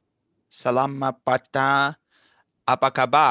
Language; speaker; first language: Indonesian; non-native, learner; Russian